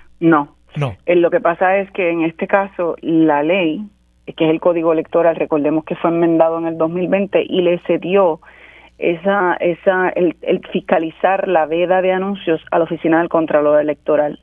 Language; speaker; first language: Spanish; native; Spanish